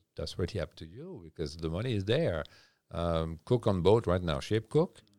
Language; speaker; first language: English; non-native, fluent; French